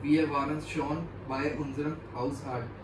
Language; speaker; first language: German; non-native, learner; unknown